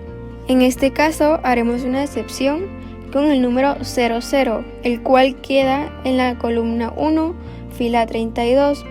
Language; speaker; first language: Spanish; native; Spanish